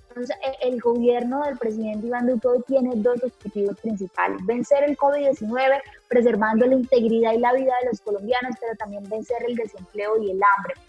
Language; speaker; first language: Spanish; native; Spanish